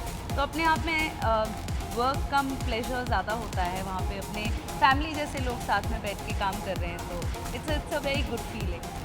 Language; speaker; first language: Hindi; native; Hindi